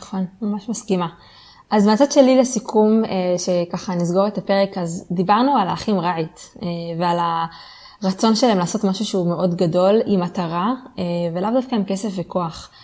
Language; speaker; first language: Hebrew; native; Hebrew